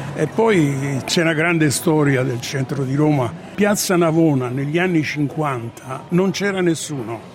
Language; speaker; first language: Italian; native; Italian